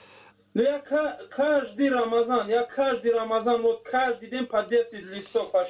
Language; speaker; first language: Russian; non-native, learner; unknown